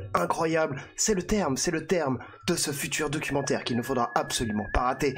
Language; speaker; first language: French; native; French